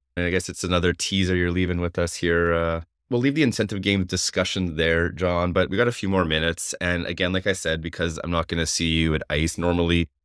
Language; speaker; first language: English; native; English